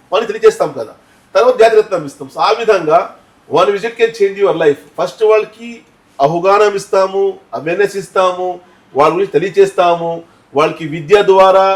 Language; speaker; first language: Telugu; non-native, local second language; Urdu